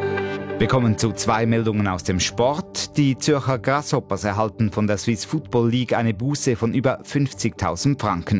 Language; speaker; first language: German; native; German